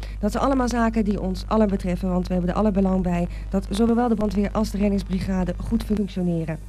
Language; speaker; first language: Dutch; native; Dutch